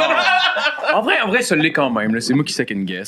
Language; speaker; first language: French; native; French